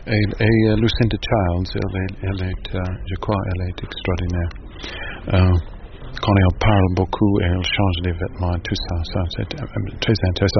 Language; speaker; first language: French; non-native, learner; English